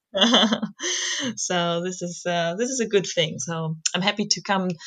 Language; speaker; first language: English; non-native, fluent; German